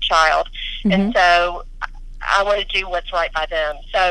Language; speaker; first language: English; native; English